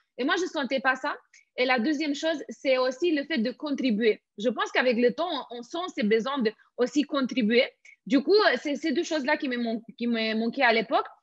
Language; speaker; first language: French; non-native, fluent; Romanian